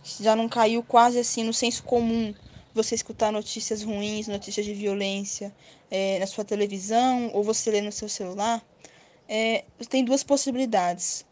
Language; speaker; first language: Portuguese; native; Portuguese